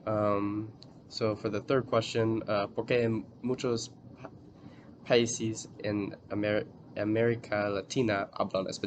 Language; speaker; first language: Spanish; non-native, learner; English